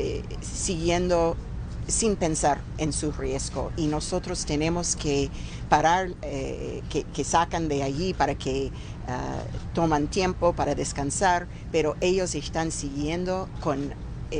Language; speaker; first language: Spanish; non-native, fluent; English